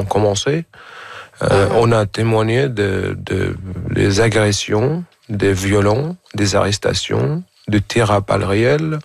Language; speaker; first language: French; non-native, fluent; Arabic